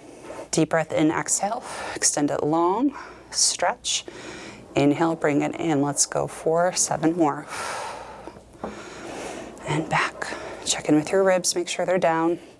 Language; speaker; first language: English; native; English